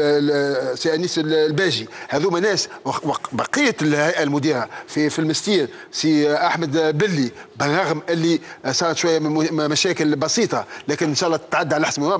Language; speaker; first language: Arabic; native; Arabic